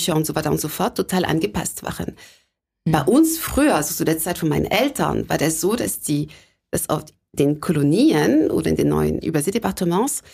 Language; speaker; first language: German; non-native, fluent; French